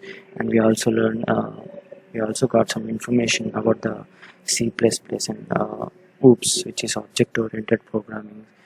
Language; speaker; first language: English; non-native, local second language; Telugu